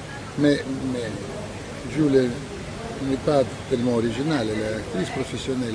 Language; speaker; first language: French; non-native, fluent; Russian